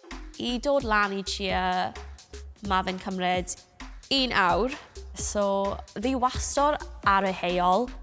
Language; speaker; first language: Welsh; non-native, local second language; English